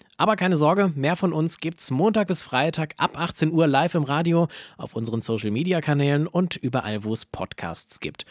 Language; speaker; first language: German; native; German